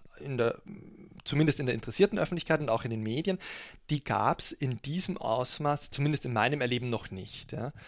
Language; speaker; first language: German; native; German